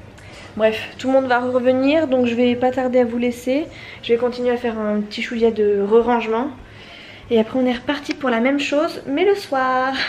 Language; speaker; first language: French; native; French